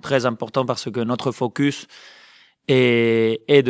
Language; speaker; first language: French; non-native, fluent; Spanish